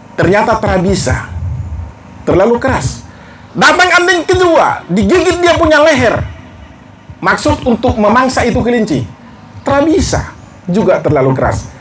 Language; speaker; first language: Indonesian; non-native, local second language; Batak Toba